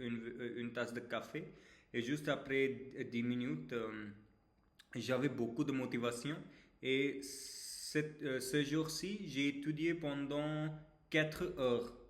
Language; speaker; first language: French; non-native, learner; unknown